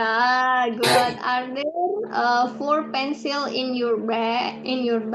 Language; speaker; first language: English; non-native, fluent; Indonesian